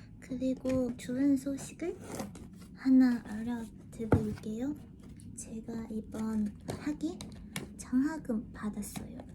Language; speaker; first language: Korean; non-native, fluent; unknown